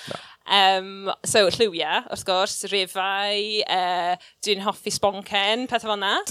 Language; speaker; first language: Welsh; non-native, local second language; English